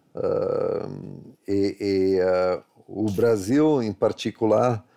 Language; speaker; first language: Portuguese; non-native, fluent; Italian